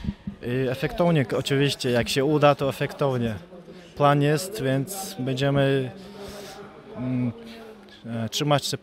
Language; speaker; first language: Polish; non-native, fluent; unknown